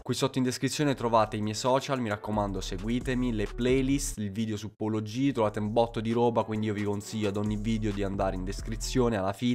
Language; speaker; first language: Italian; native; Italian